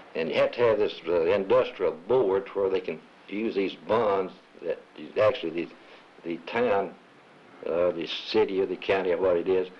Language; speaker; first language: English; native; English